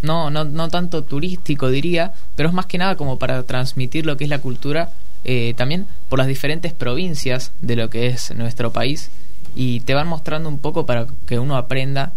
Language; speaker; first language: Spanish; native; Spanish